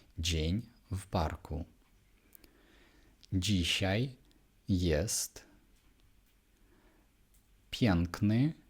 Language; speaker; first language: Polish; non-native, fluent; Ukrainian